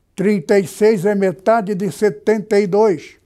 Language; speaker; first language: Portuguese; native; Portuguese